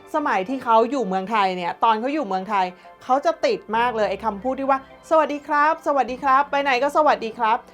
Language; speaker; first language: Thai; native; Thai